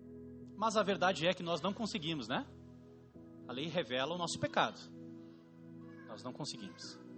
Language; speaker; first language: Portuguese; native; Portuguese